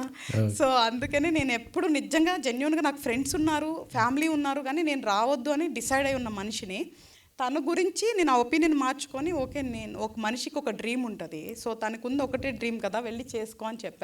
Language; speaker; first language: Telugu; native; Telugu